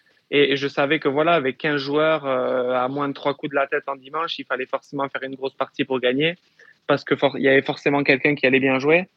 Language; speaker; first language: French; native; French